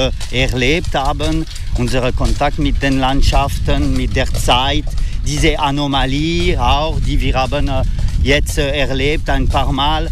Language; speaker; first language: German; non-native, fluent; French